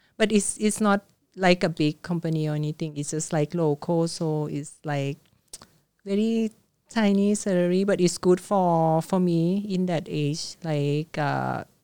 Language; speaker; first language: English; non-native, learner; Thai